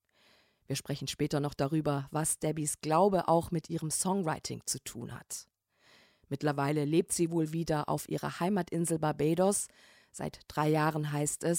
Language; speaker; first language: German; native; German